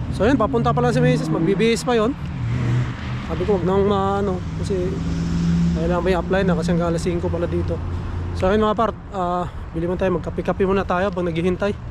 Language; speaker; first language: Filipino; non-native, local second language; Cebuano